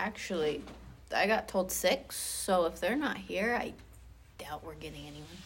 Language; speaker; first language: English; native; English